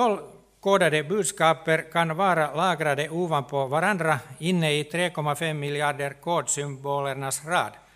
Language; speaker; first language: Swedish; non-native, local second language; Finnish